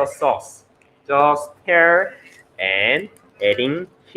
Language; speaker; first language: English; non-native, learner; Korean